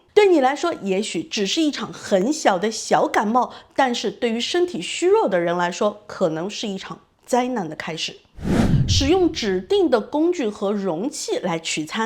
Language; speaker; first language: Chinese; native; Chinese